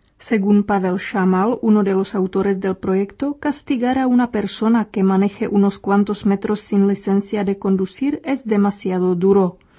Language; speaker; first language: Spanish; non-native, fluent; Czech